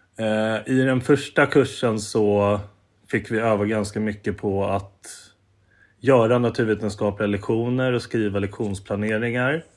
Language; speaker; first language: Swedish; native; Swedish